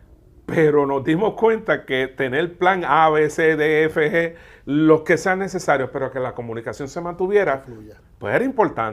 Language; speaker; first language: Spanish; native; Spanish